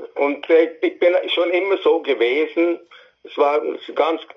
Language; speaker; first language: German; non-native, fluent; English